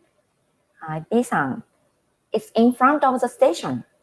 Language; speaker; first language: English; non-native, fluent; Japanese